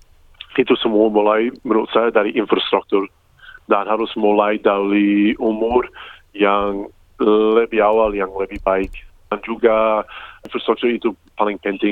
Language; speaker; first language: Indonesian; early bilingual, heritage; English